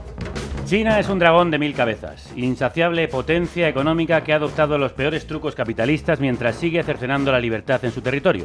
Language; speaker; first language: Spanish; native; Spanish